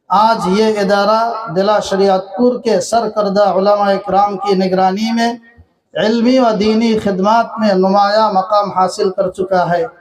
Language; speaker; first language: Urdu; non-native, fluent; Bangla